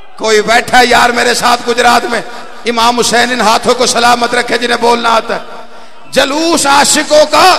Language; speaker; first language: Urdu; non-native, local second language; Punjabi